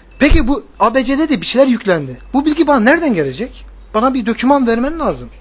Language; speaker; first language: Turkish; native; Turkish